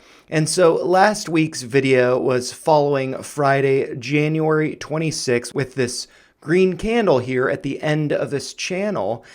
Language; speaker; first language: English; native; English